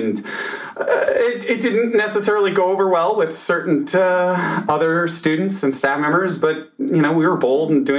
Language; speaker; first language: English; native; English